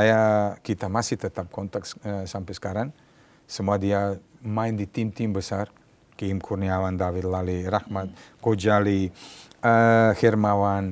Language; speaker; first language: Indonesian; non-native, learner; Serbian